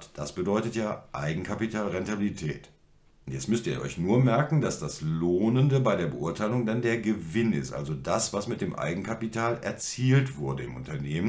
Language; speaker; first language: German; native; German